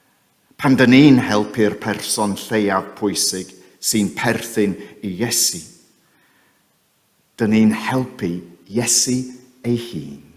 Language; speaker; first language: Welsh; non-native, fluent; English